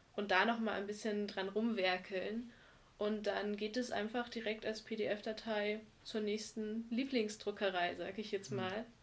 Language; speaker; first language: German; native; German